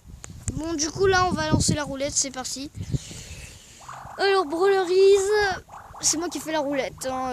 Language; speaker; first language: French; native; French